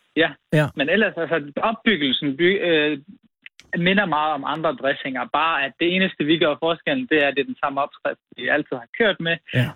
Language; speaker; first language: Danish; early bilingual, other home language; Arabic